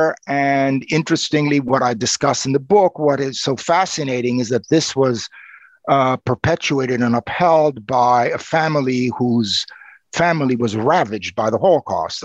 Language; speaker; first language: English; non-native, fluent; Romanian